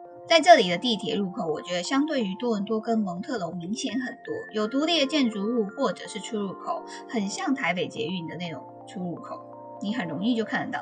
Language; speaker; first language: Chinese; native; Chinese